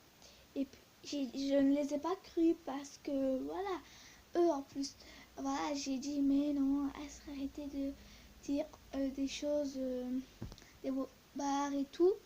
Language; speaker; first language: French; early bilingual, other home language; Turkish